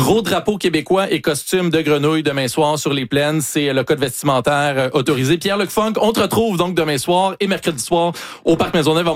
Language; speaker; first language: French; native; French